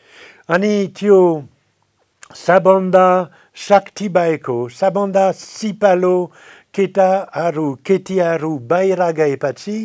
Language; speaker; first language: Nepali; non-native, fluent; French